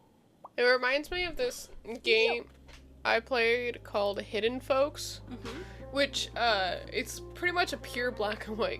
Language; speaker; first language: English; native; English